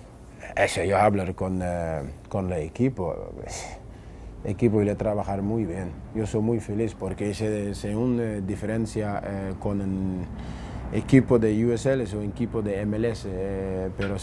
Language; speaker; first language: Spanish; non-native, learner; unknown